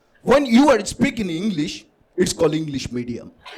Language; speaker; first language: English; non-native, local second language; Bangla